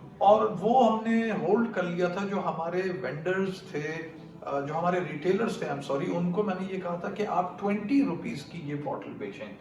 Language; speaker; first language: Urdu; native; Urdu